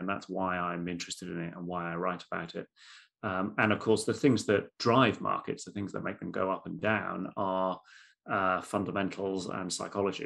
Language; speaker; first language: English; native; English